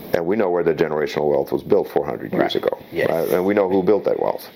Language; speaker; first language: English; early bilingual, other home language; Slovak